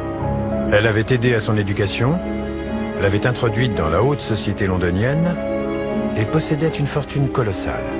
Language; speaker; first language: French; native; French